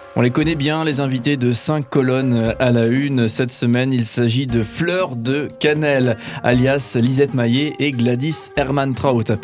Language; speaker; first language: French; native; French